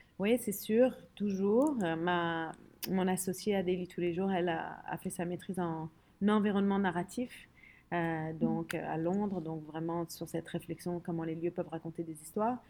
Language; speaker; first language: French; early bilingual, other home language; Arabic